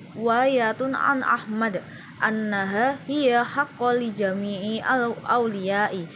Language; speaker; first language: Arabic; non-native, learner; Indonesian